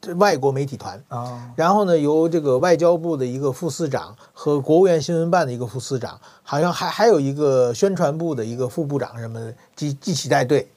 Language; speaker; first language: Chinese; native; Chinese